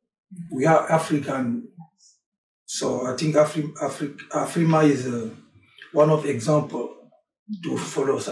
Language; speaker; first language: English; non-native, learner; French